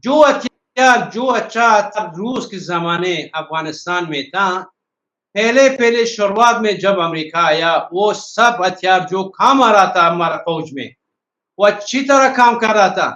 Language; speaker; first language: Hindi; non-native, fluent; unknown